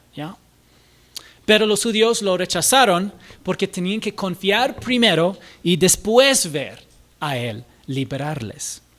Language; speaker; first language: Spanish; non-native, fluent; English